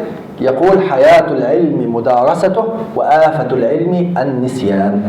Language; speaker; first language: Arabic; native; Arabic